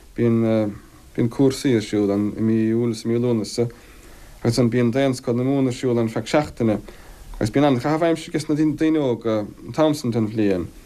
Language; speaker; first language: Irish; native; Irish